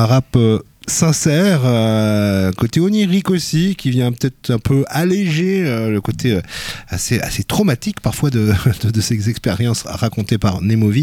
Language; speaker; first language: French; native; French